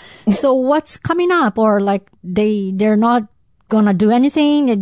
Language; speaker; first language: English; non-native, fluent; Portuguese